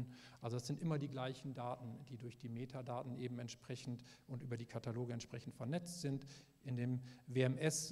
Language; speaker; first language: German; native; German